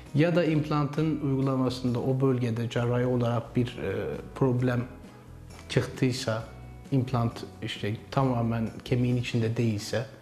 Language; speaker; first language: Turkish; native; Turkish